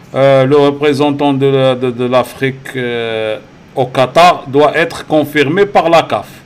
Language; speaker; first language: French; non-native, local second language; Arabic